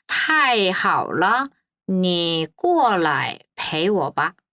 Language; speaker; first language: Chinese; non-native, fluent; Korean